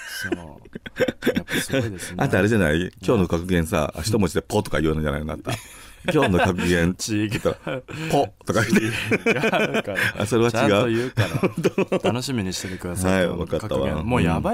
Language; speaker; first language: Japanese; native; Japanese